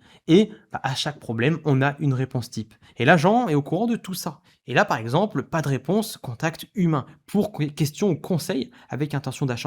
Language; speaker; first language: French; native; French